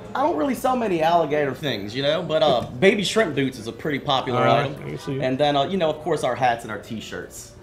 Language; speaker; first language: English; native; English